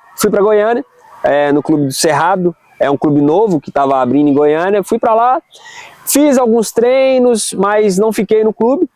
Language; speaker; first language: Portuguese; native; Portuguese